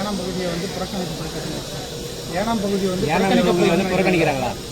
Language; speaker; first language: Tamil; non-native, local second language; Telugu